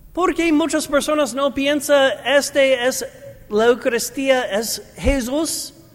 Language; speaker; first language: Spanish; non-native, learner; English